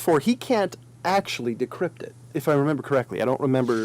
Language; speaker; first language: English; native; English